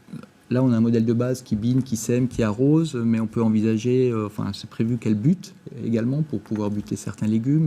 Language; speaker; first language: French; native; French